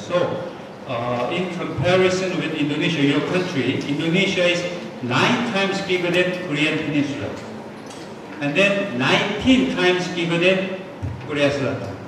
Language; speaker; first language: English; non-native, fluent; Korean